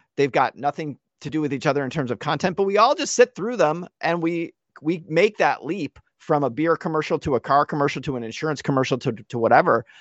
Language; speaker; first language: English; native; English